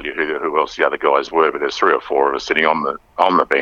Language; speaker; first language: English; native; English